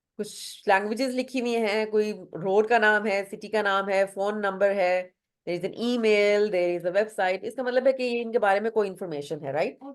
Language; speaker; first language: Urdu; non-native, local second language; Punjabi